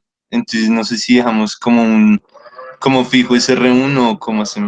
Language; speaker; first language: Spanish; native; Spanish